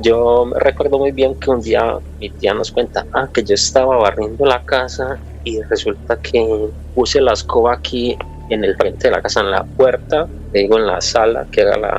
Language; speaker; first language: Spanish; native; Spanish